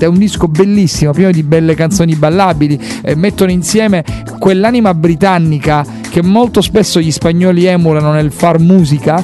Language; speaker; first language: Italian; native; Italian